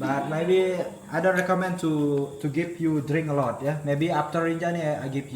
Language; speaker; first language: English; non-native, learner; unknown